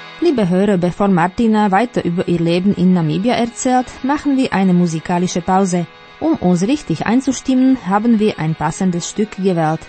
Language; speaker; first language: German; non-native, fluent; Slovak